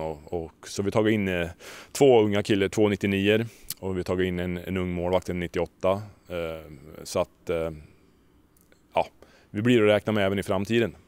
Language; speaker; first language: Swedish; native; Swedish